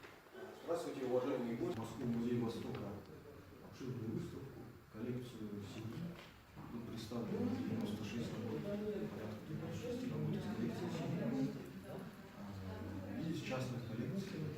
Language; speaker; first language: Russian; native; Russian